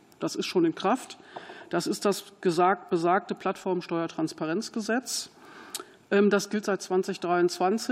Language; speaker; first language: German; native; German